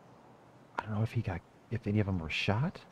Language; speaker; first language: English; native; English